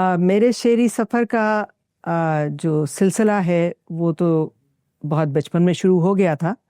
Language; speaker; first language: Urdu; native; Urdu